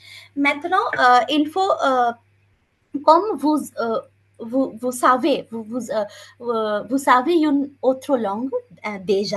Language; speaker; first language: French; non-native, fluent; Bangla